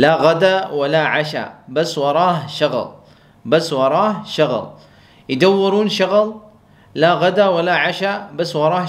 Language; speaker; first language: Arabic; non-native, fluent; Urdu